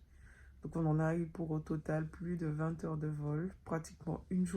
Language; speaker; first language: French; native; French